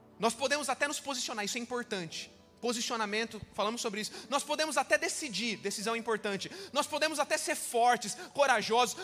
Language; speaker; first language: Portuguese; native; Portuguese